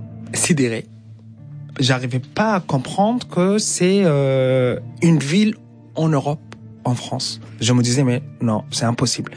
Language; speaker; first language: French; non-native, fluent; Arabic